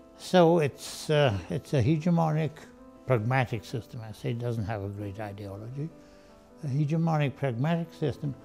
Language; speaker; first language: English; non-native, fluent; Italian